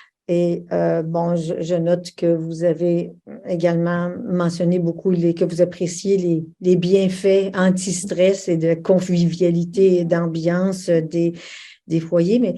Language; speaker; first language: French; native; French